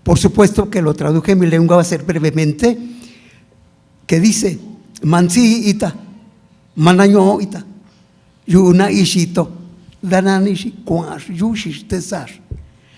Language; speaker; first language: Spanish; non-native, local second language; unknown